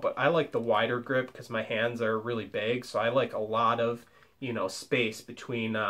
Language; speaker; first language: English; native; English